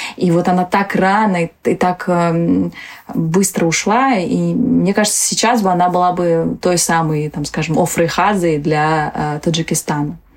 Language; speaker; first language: Russian; early bilingual, other home language; Tajik